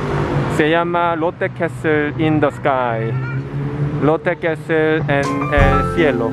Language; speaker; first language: Spanish; non-native, fluent; Korean